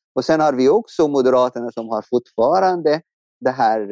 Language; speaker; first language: Swedish; non-native, fluent; Arabic